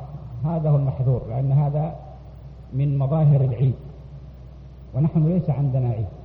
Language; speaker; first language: Arabic; native; Arabic